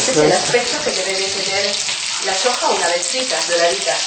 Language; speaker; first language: Spanish; native; Spanish